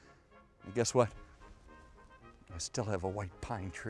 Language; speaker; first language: English; native; English